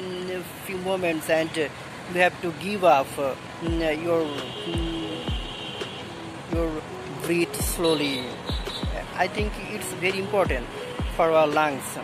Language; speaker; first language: English; non-native, learner; Bangla